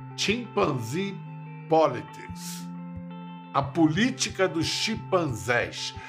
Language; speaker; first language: Portuguese; native; Portuguese